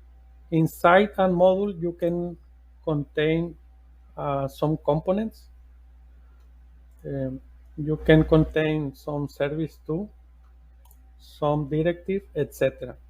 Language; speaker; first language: English; non-native, learner; Spanish